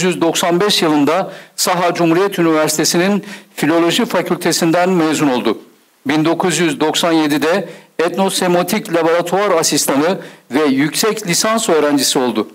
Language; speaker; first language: Turkish; native; Turkish